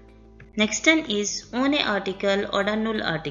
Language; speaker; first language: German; non-native, learner; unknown